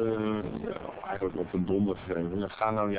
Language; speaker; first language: Dutch; native; Dutch